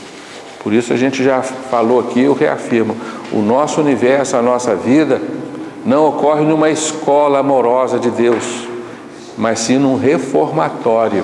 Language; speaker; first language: Portuguese; native; Portuguese